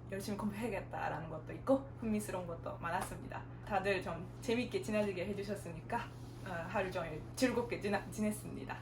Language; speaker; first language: Korean; non-native, learner; Japanese